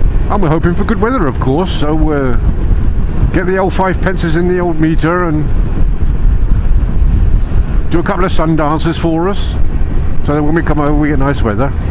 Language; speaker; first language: English; native; English